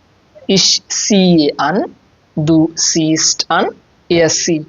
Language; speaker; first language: German; non-native, fluent; Bangla